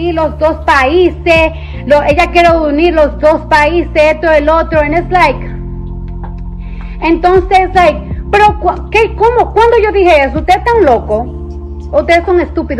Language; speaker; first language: Spanish; early bilingual, heritage; Spanish